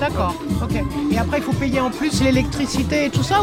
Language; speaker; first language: French; native; French